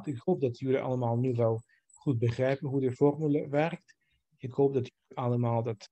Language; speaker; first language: Dutch; non-native, fluent; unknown